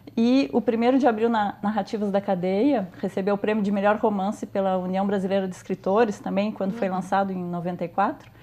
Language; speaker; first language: Portuguese; early bilingual, heritage; Portuguese